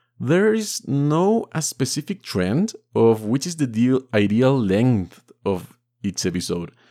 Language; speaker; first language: English; non-native, fluent; Spanish